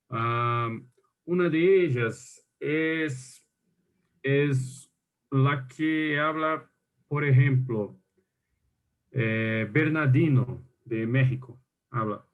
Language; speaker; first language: Spanish; non-native, fluent; Portuguese